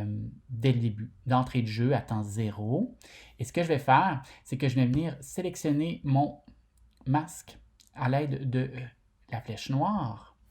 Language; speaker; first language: French; native; French